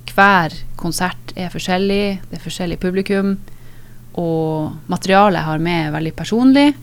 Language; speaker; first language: Norwegian; native; Norwegian